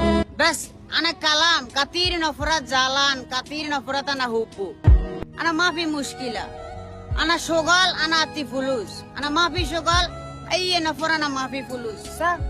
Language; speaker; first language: Arabic; non-native, learner; Bangla